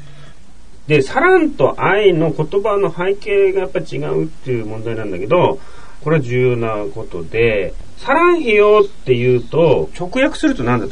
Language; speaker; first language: Japanese; native; Japanese